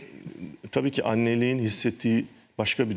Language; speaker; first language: Turkish; native; Turkish